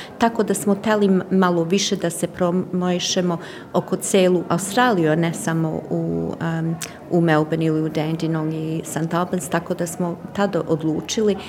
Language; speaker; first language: Croatian; early bilingual, heritage; Serbian